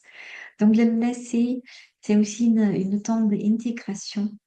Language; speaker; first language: French; non-native, fluent; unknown